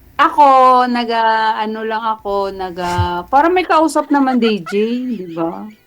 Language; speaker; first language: Filipino; non-native, local second language; Cebuano